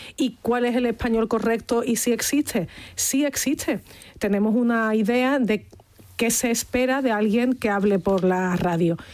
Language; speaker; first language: Spanish; native; Spanish